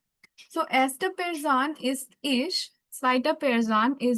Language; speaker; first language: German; non-native, fluent; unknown